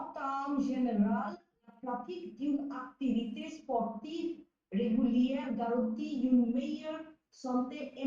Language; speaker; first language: French; non-native, learner; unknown